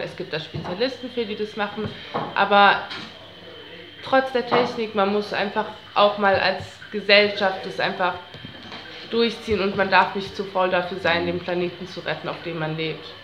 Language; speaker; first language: German; native; German